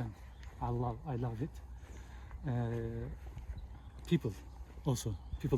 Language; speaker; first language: English; non-native, fluent; Turkish